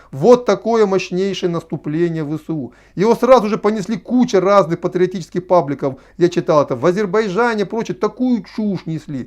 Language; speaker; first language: Russian; native; Russian